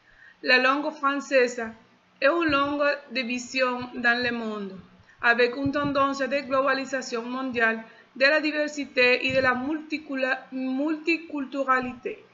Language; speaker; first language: French; non-native, fluent; Spanish